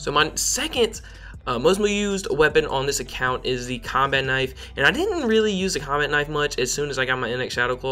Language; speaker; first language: English; native; English